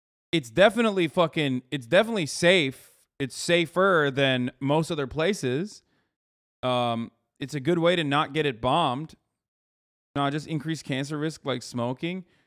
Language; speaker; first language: English; early bilingual, other home language; Turkish